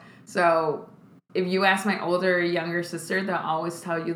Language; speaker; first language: English; early bilingual, other home language; Spanish